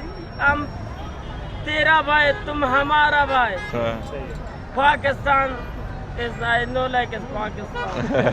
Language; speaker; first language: Hindi; non-native, learner; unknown